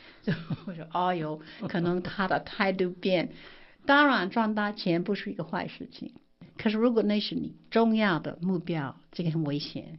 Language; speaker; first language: Chinese; non-native, fluent; English